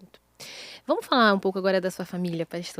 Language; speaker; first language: Portuguese; native; Portuguese